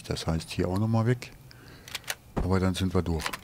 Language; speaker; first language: German; native; German